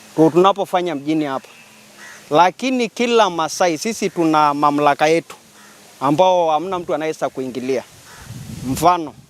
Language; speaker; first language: Swahili; non-native, local second language; Masai